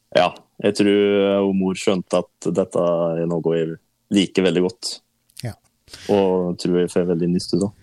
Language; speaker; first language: Norwegian; native; Norwegian